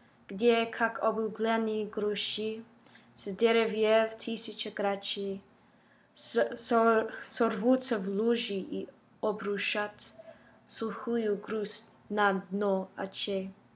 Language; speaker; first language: Russian; non-native, learner; English